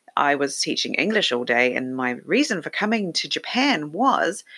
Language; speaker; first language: English; native; English